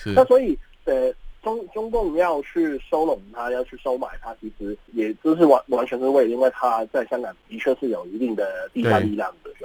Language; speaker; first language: Chinese; non-native, fluent; Cantonese